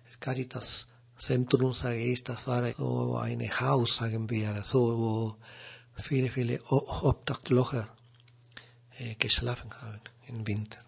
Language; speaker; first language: German; non-native, learner; Spanish